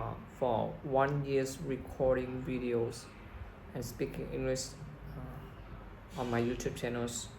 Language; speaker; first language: English; non-native, learner; Vietnamese